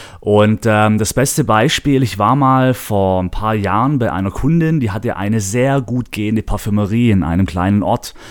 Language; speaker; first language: German; native; German